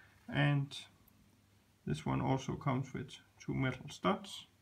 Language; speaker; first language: English; non-native, fluent; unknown